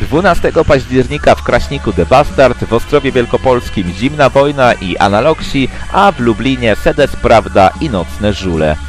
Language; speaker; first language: Polish; native; Polish